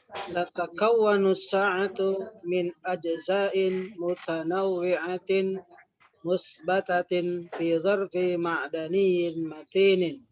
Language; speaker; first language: Arabic; non-native, learner; Indonesian